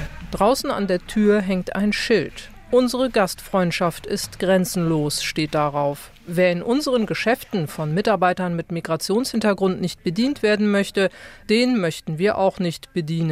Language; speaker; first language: German; native; German